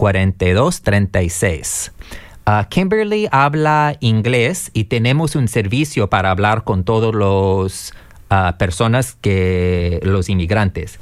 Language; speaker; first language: Spanish; non-native, learner; English